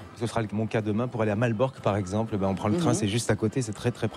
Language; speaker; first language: French; native; French